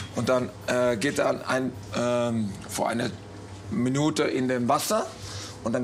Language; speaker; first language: German; non-native, learner; Dutch